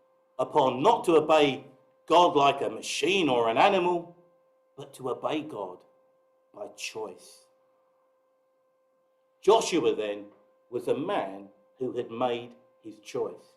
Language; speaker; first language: English; native; English